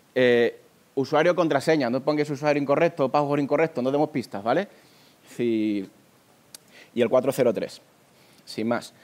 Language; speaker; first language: Spanish; native; Spanish